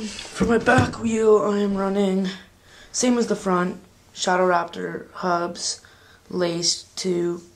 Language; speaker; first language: English; native; English